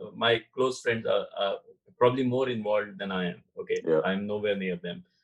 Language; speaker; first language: English; non-native, local second language; Marathi